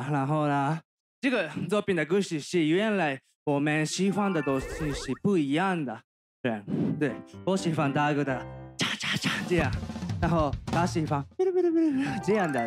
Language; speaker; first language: Chinese; non-native, learner; Japanese